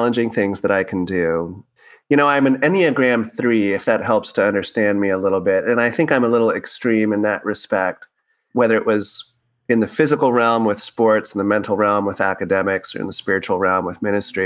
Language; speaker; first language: English; native; English